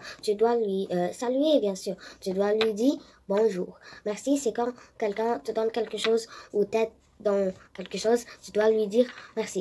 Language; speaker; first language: French; non-native, learner; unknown